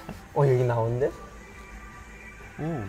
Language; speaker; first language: Korean; non-native, learner; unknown